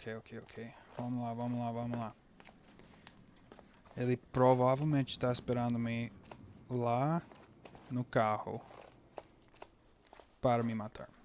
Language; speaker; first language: Portuguese; non-native, fluent; English